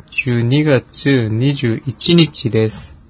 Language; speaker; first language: Japanese; non-native, fluent; Korean